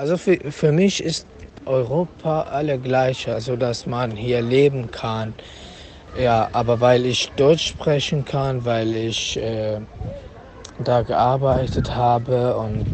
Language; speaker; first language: German; non-native, learner; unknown